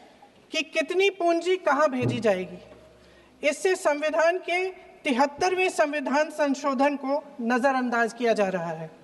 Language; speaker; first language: Hindi; native; Hindi